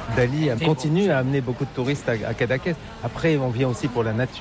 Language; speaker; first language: French; native; French